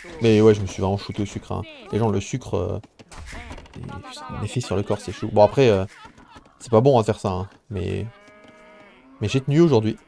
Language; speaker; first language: French; native; French